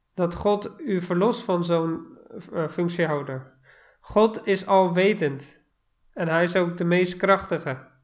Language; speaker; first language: Dutch; non-native, fluent; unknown